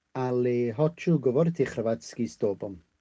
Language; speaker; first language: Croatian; non-native, learner; English